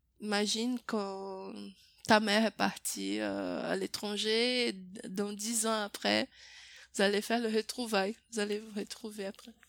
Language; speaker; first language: French; non-native, fluent; Portuguese